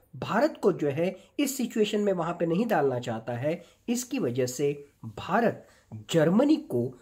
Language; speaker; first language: Hindi; non-native, local second language; Marathi